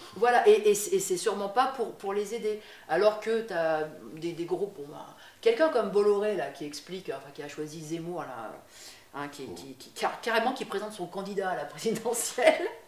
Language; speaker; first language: French; native; French